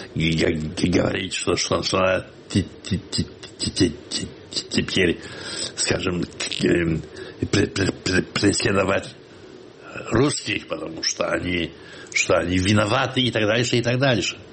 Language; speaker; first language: Russian; non-native, fluent; Polish